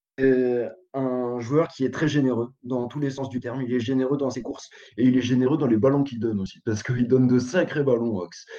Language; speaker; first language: French; native; French